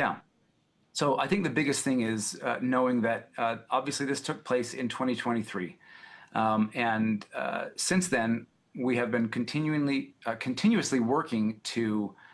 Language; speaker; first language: English; native; English